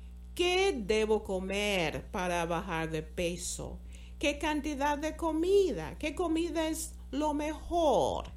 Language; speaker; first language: Spanish; non-native, fluent; English